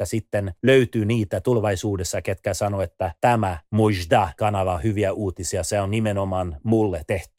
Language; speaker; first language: Finnish; early bilingual, other home language; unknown